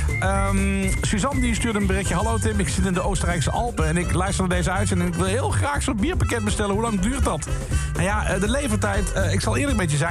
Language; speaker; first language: Dutch; native; Dutch